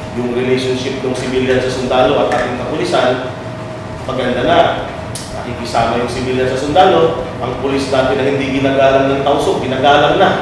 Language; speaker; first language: Filipino; non-native, local second language; Tausug